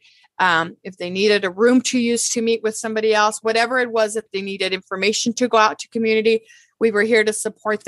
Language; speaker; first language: English; early bilingual, other home language; Spanish